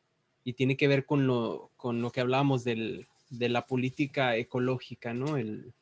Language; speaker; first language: Spanish; native; Spanish